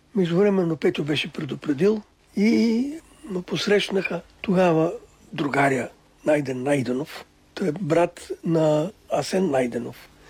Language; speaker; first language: Bulgarian; early bilingual, other home language; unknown